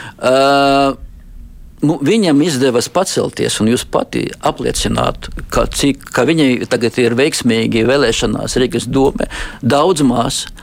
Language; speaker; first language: Latvian; non-native, local second language; Russian